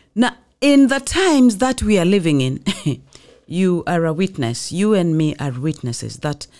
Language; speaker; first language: English; non-native, local second language; Swahili